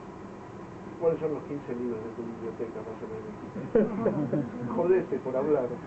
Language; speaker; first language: Spanish; native; Spanish